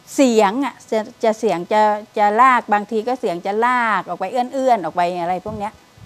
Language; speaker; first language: Thai; native; Thai